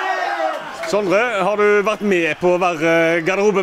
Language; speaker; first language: Norwegian; native; Norwegian